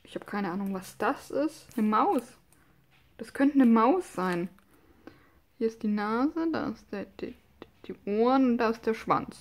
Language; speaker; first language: German; non-native, fluent; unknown